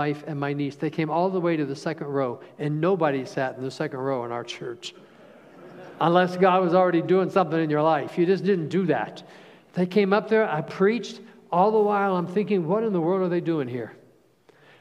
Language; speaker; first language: English; native; English